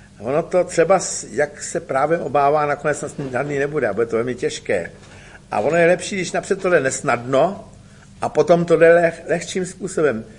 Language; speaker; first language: Czech; native; Czech